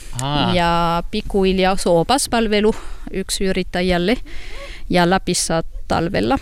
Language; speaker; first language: Finnish; non-native, learner; French